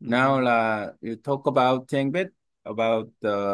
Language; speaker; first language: English; non-native, learner; Korean